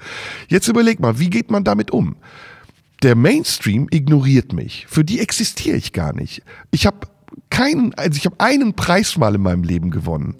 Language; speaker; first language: German; early bilingual, other home language; Turkish